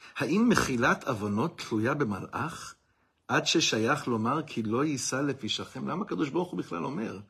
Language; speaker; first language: Hebrew; non-native, fluent; English